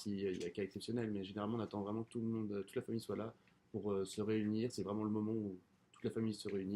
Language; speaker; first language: French; native; French